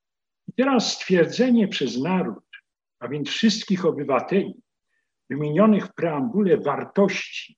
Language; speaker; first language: Polish; native; Polish